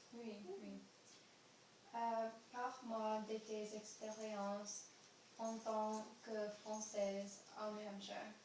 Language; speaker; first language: French; non-native, learner; English